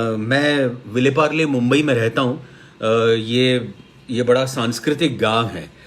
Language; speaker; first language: Hindi; non-native, local second language; Marathi